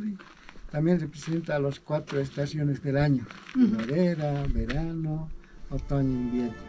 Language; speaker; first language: Spanish; native; Spanish